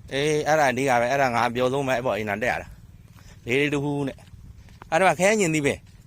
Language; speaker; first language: Burmese; native; Burmese